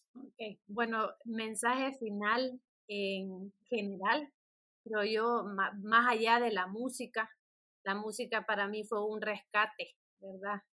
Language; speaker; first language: Spanish; native; Spanish